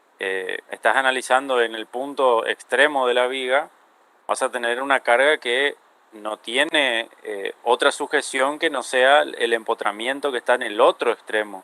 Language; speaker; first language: Spanish; native; Spanish